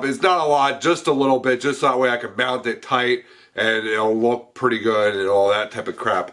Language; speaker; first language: English; native; English